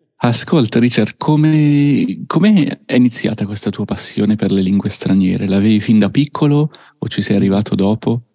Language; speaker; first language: Italian; native; Italian